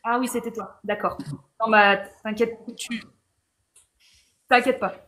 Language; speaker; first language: French; native; French